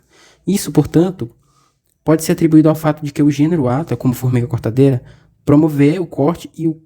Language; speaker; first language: Portuguese; native; Portuguese